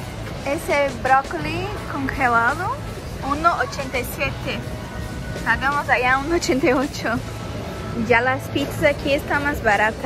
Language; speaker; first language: Spanish; non-native, fluent; Portuguese